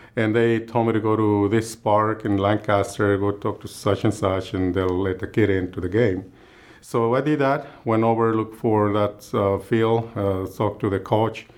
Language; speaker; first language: English; non-native, fluent; Spanish